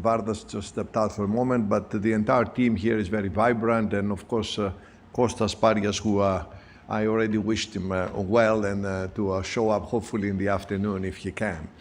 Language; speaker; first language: English; non-native, fluent; Greek